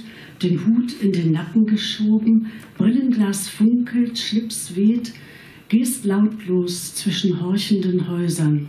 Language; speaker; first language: German; native; German